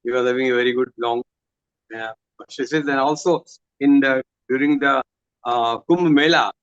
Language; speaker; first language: English; non-native, local second language; Hindi